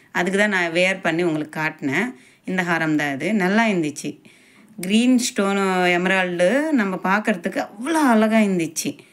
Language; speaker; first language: Tamil; non-native, local second language; Telugu